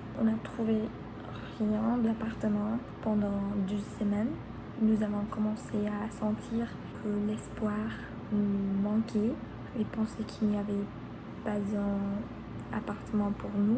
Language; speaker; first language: French; non-native, learner; Spanish